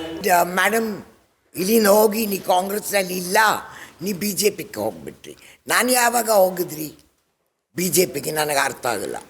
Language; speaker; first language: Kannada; non-native, local second language; Urdu